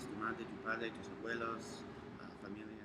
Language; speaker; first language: Spanish; non-native, learner; English